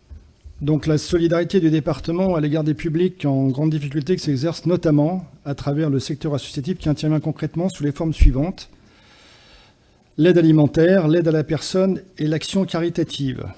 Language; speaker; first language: French; native; French